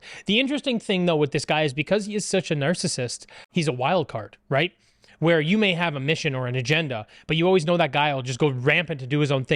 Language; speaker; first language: English; native; English